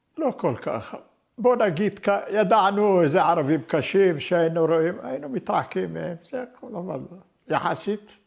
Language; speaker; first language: Hebrew; non-native, fluent; Arabic